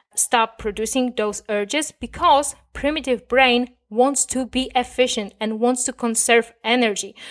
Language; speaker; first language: English; non-native, fluent; Polish